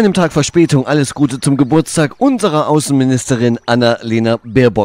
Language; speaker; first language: German; native; German